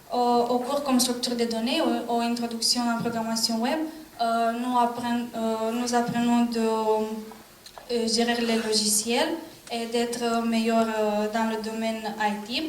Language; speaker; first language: French; non-native, learner; Romanian